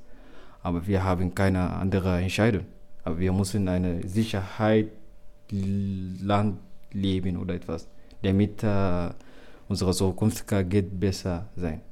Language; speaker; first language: German; non-native, learner; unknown